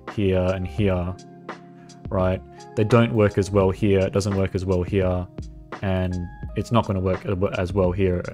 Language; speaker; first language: English; native; English